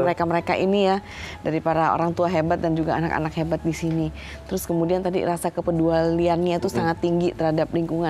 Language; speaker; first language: Indonesian; native; Indonesian